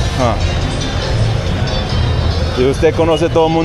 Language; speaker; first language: Spanish; non-native, fluent; English